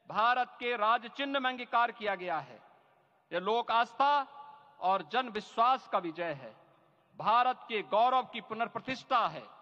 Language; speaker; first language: Hindi; native; Hindi